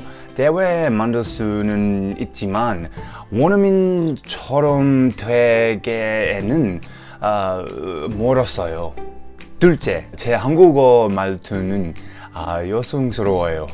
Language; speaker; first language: Korean; early bilingual, heritage; English